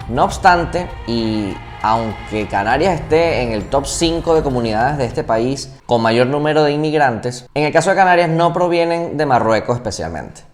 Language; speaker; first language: Spanish; native; Spanish